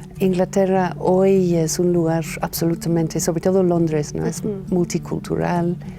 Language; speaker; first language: Spanish; non-native, fluent; English